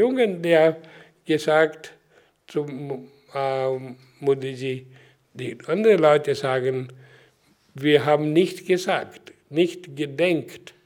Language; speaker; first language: German; non-native, learner; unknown